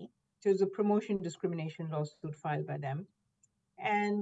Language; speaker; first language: English; non-native, local second language; Hindi